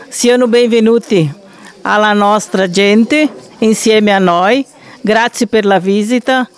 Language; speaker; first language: Italian; non-native, learner; Portuguese